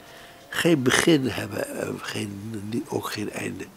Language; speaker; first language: Dutch; native; Dutch